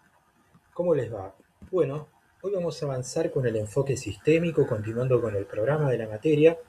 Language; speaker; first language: Spanish; native; Spanish